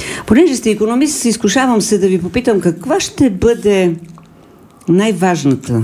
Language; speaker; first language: Bulgarian; native; Bulgarian